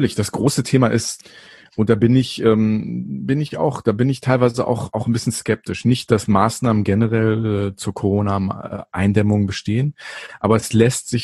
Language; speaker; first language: German; native; German